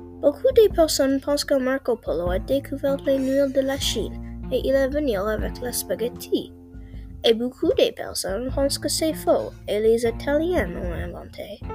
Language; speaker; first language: French; non-native, learner; English